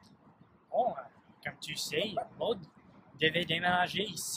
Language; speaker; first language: French; non-native, learner; English